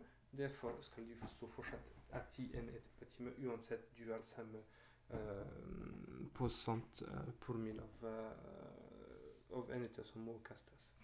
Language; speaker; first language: Norwegian; non-native, fluent; French